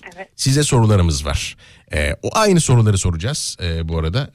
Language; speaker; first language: Turkish; native; Turkish